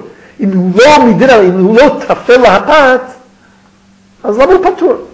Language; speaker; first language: Hebrew; non-native, fluent; English